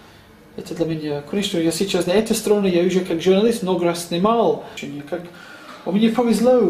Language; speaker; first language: Russian; non-native, learner; English